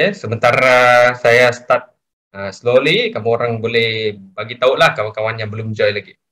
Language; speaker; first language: Malay; non-native, local second language; Chinese